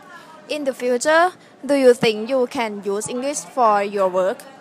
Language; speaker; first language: English; non-native, learner; Thai